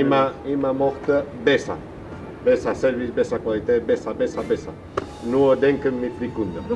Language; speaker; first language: German; non-native, learner; Spanish